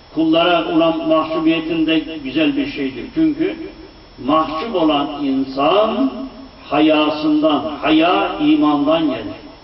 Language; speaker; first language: Turkish; native; Turkish